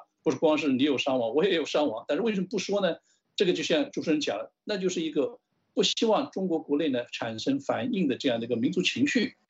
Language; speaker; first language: Chinese; native; Chinese